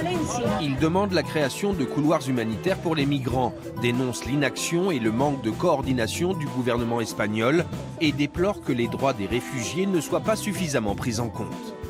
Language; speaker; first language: French; native; French